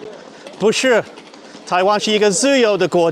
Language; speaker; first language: Chinese; non-native, learner; English